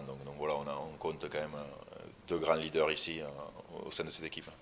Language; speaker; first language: French; native; French